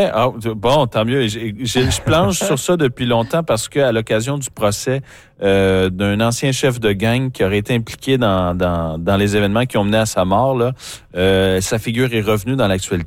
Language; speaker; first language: French; native; French